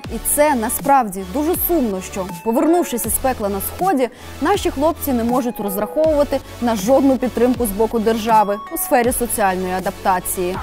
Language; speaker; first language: Ukrainian; native; Ukrainian